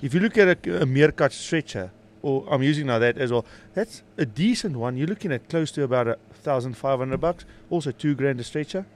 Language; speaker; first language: English; non-native, local second language; Afrikaans